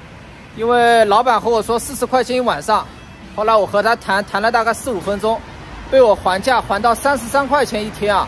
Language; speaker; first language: Chinese; non-native, local second language; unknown